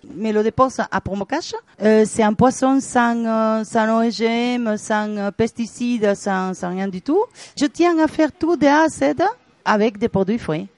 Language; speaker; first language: French; non-native, fluent; Spanish